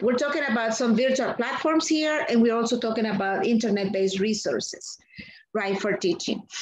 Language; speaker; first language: English; non-native, fluent; Spanish